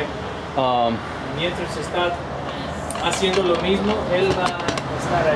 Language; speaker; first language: Spanish; non-native, learner; English